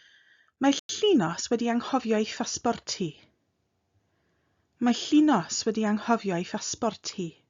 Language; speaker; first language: Welsh; non-native, fluent; English